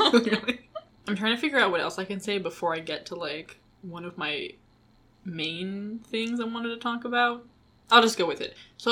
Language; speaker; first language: English; native; English